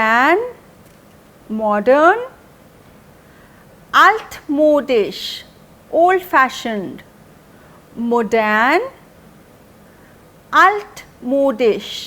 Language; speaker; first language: German; non-native, fluent; Hindi